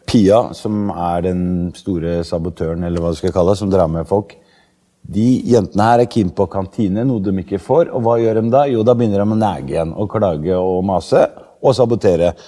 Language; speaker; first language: Norwegian; early bilingual, other home language; Arabic